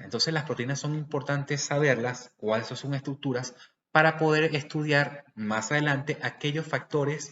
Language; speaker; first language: Spanish; native; Spanish